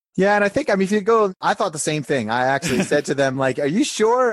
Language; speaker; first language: English; native; English